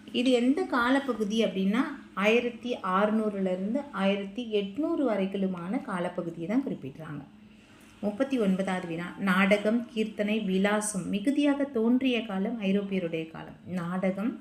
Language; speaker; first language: Tamil; native; Tamil